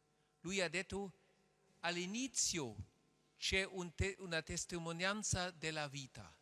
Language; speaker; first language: Italian; non-native, learner; German